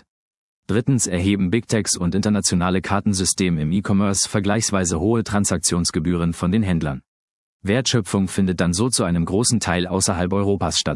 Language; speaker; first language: German; native; German